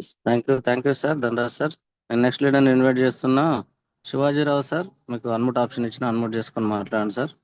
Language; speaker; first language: Telugu; native; Telugu